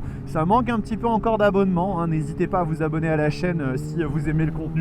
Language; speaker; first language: French; native; French